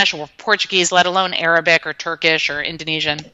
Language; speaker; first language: English; native; English